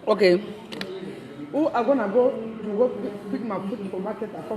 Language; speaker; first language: English; non-native, learner; French